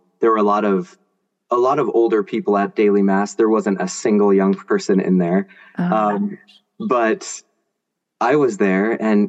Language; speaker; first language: English; native; English